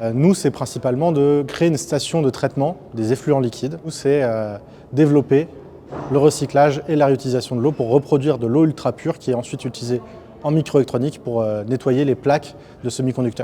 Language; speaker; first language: French; native; French